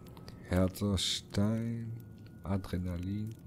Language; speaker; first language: German; native; German